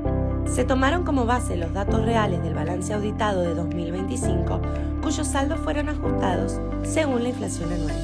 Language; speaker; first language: Spanish; native; Spanish